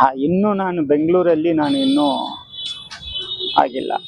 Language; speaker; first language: Kannada; non-native, local second language; Tamil